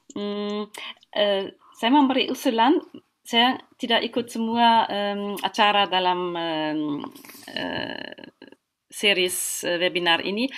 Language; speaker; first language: Indonesian; non-native, fluent; German